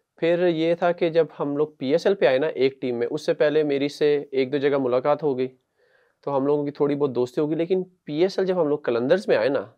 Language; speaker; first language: Urdu; native; Urdu